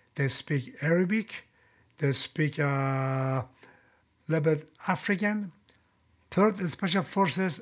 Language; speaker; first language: English; non-native, fluent; Persian